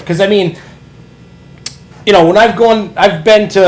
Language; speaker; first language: English; native; English